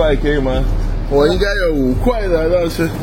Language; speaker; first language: Chinese; non-native, fluent; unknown